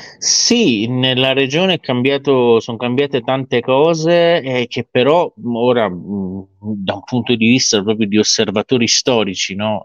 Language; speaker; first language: Italian; non-native, fluent; Persian